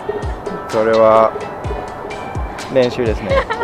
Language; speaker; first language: Japanese; non-native, fluent; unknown